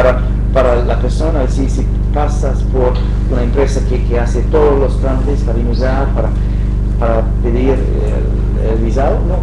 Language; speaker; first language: Spanish; non-native, fluent; English